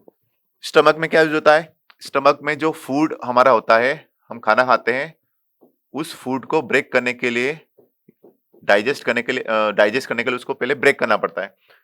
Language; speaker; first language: Hindi; native; Hindi